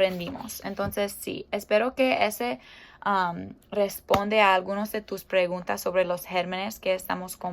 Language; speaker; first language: Spanish; non-native, fluent; English